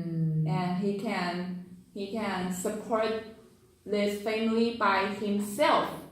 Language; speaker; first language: English; non-native, learner; Chinese